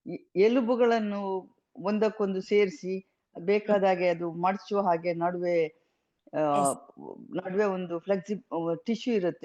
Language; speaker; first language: Kannada; native; Kannada